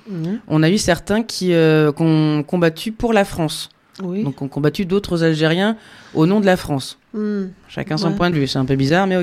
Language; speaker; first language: French; native; French